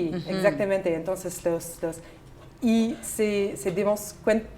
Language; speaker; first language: Spanish; non-native, learner; English